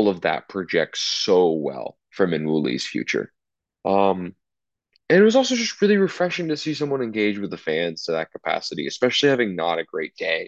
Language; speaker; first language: English; native; English